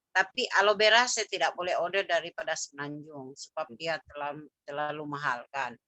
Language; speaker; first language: Malay; native; Malay